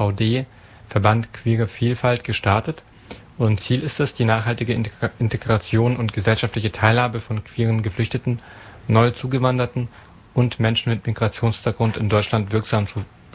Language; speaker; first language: German; native; German